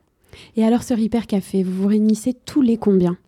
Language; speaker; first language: French; native; French